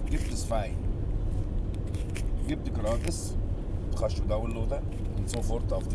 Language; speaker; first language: German; non-native, learner; Arabic